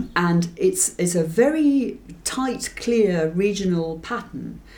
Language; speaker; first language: English; native; English